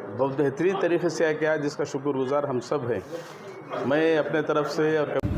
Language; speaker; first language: Urdu; native; Urdu